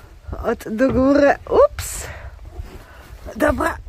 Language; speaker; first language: Polish; non-native, learner; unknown